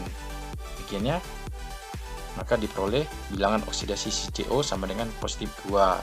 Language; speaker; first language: Indonesian; native; Indonesian